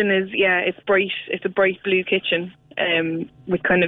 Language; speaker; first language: English; native; English